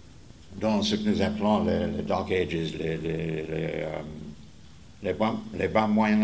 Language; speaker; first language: French; non-native, fluent; English